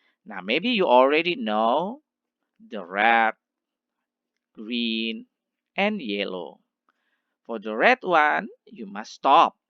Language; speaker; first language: English; non-native, learner; Indonesian